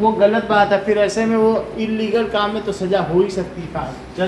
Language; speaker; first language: Hindi; native; Hindi